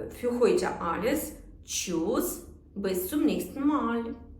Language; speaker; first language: German; non-native, fluent; Ukrainian